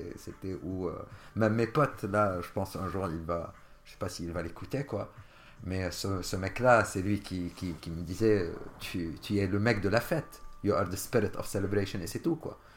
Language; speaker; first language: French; non-native, local second language; Arabic